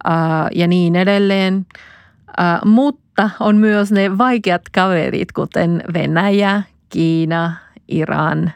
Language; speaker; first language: Finnish; non-native, fluent; Spanish